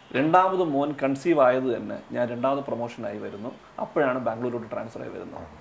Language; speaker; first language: Malayalam; non-native, local second language; Tamil